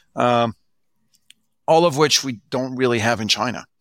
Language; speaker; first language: English; non-native, fluent; French